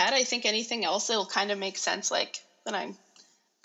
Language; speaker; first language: English; native; English